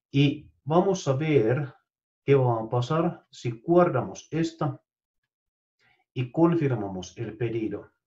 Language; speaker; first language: Spanish; non-native, fluent; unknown